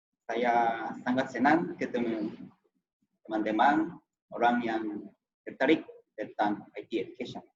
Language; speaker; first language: Indonesian; non-native, fluent; Japanese